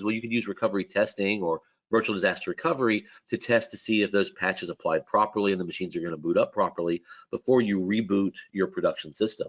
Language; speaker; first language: English; native; English